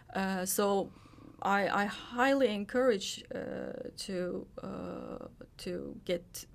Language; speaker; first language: English; non-native, fluent; Turkish